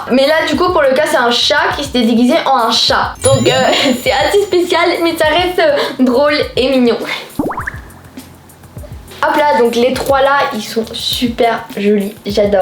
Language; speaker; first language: French; native; French